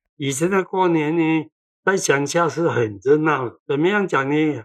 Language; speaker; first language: Chinese; non-native, local second language; Cantonese